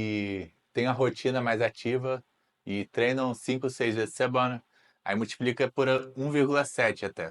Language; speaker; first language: Portuguese; native; Portuguese